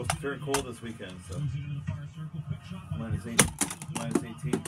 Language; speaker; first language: English; native; English